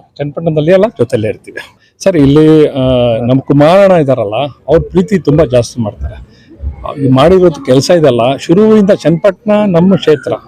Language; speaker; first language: Kannada; non-native, local second language; Urdu